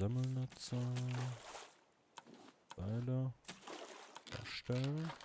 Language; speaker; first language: German; native; German